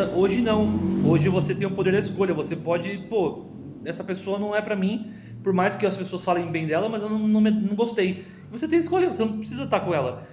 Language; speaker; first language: Portuguese; native; Portuguese